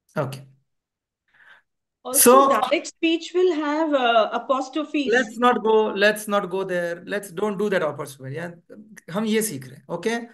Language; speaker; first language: English; non-native, local second language; Hindi